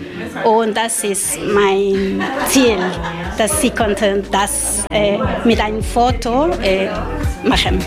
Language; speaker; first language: German; non-native, learner; Spanish